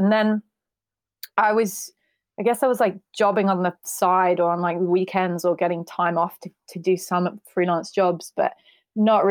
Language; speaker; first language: English; native; English